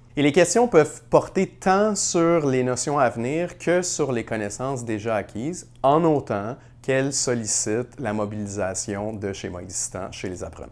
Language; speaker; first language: French; native; French